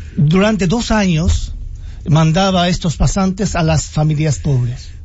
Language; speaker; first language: Spanish; non-native, fluent; Japanese